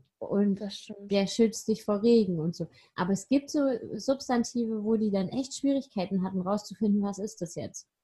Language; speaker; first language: German; native; German